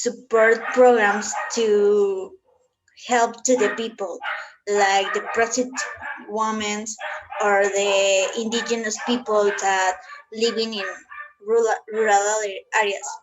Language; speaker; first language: English; non-native, learner; Spanish